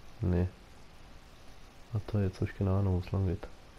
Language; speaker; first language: German; native; German